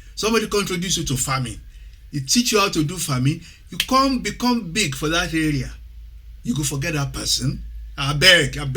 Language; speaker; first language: Nigerian Pidgin; non-native, local second language; Yoruba